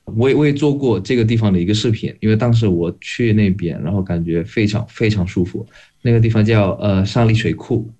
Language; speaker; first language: Chinese; non-native, fluent; Indonesian